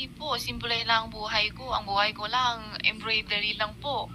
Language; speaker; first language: Filipino; non-native, learner; Chinese